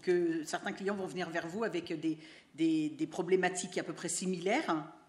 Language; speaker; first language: French; native; French